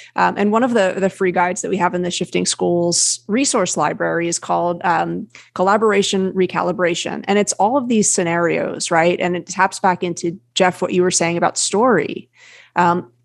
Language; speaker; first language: English; native; English